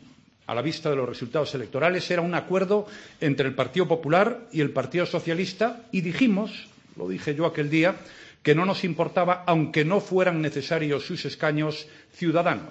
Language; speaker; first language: Spanish; native; Spanish